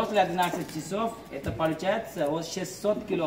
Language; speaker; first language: Russian; non-native, learner; Sinhala